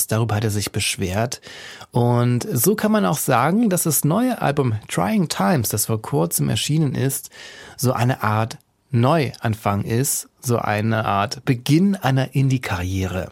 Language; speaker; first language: German; native; German